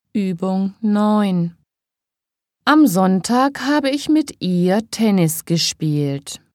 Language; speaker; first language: German; native; German